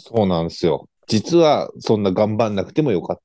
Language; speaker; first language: Japanese; native; Japanese